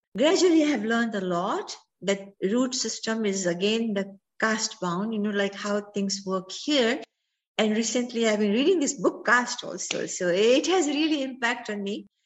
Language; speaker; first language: English; non-native, local second language; Sindhi